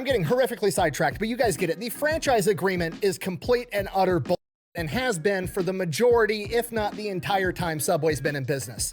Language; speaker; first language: English; native; English